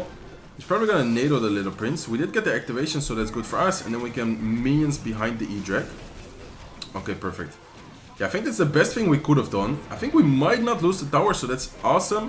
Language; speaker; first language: English; non-native, fluent; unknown